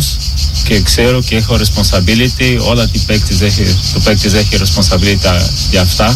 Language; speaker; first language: Greek; non-native, learner; Portuguese